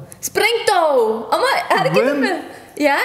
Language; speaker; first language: Dutch; early bilingual, other home language; Turkish